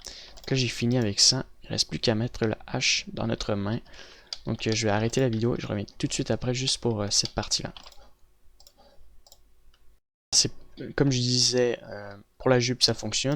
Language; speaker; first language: French; native; French